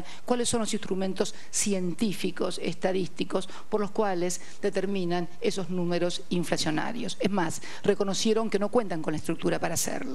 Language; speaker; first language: Spanish; native; Spanish